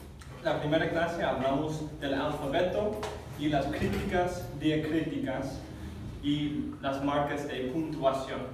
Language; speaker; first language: Spanish; non-native, fluent; English